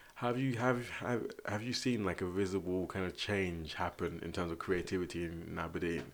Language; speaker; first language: English; native; English